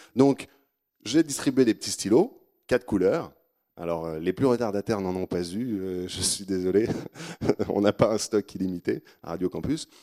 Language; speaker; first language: French; native; French